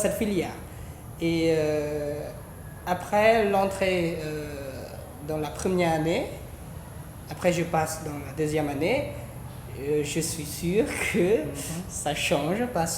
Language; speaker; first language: French; non-native, fluent; Khmer